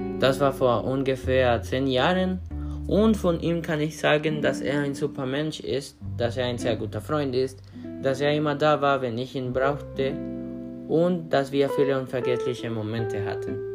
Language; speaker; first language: German; non-native, learner; Spanish